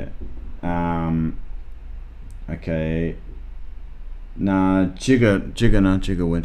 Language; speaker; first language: Chinese; non-native, fluent; English